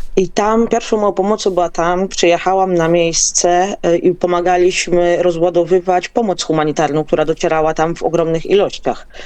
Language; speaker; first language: Polish; native; Polish